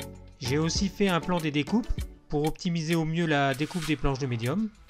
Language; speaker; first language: French; native; French